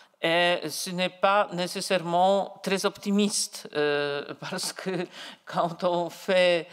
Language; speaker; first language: French; non-native, fluent; Polish